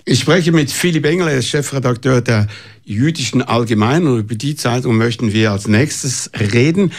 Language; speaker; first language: German; native; German